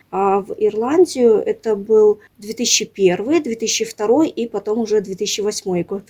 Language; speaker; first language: Russian; native; Russian